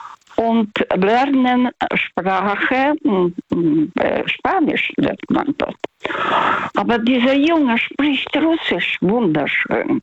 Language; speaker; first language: German; non-native, fluent; Russian